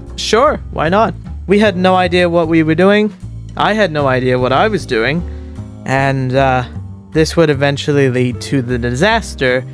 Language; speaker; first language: English; native; English